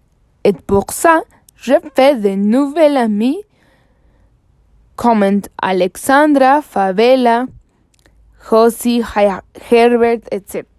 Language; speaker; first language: French; non-native, learner; Spanish